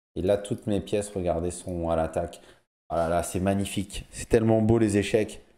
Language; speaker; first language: French; native; French